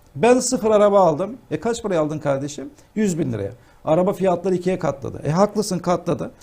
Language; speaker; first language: Turkish; native; Turkish